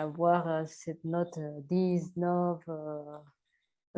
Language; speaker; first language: French; non-native, learner; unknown